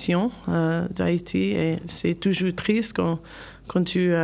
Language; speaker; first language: French; non-native, learner; English